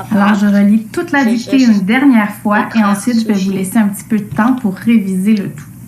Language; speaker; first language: French; native; French